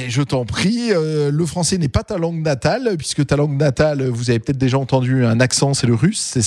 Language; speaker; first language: French; native; French